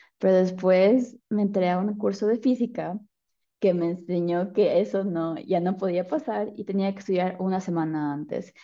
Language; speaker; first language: Spanish; early bilingual, heritage; Spanish